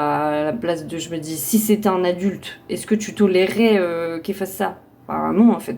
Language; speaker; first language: French; native; French